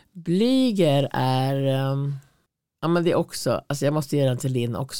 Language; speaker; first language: Swedish; native; Swedish